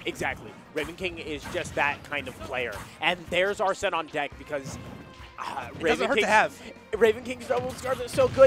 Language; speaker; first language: English; native; English